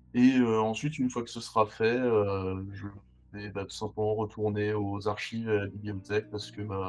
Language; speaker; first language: French; native; French